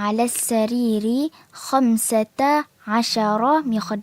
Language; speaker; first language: Arabic; non-native, learner; Malay